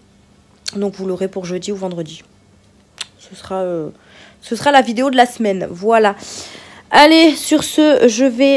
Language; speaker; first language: French; native; French